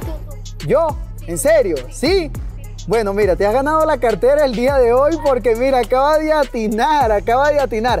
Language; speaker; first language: Spanish; native; Spanish